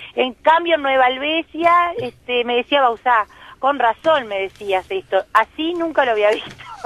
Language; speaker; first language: Spanish; native; Spanish